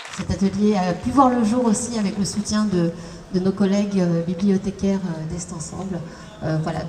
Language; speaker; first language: French; native; French